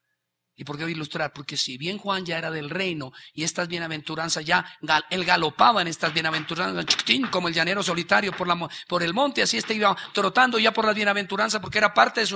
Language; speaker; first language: Spanish; native; Spanish